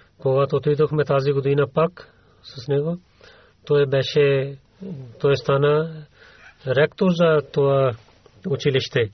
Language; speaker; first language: Bulgarian; non-native, learner; Urdu